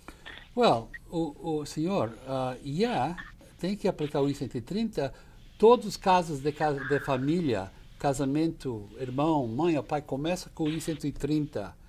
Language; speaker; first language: Portuguese; non-native, fluent; English